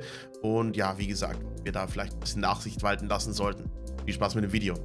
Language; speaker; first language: German; native; German